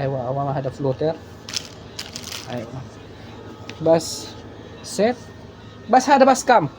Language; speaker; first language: Arabic; non-native, learner; Bangla